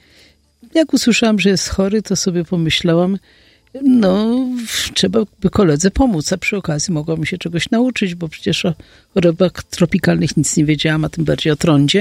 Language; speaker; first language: Polish; native; Polish